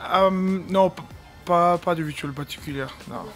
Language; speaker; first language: French; non-native, learner; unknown